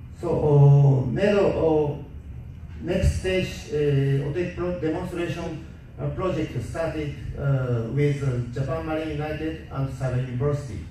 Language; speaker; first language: English; non-native, learner; Japanese